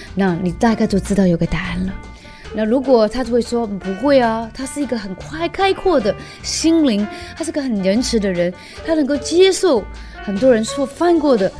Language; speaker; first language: Chinese; non-native, fluent; Cantonese